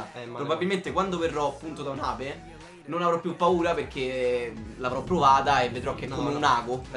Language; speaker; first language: Italian; native; Italian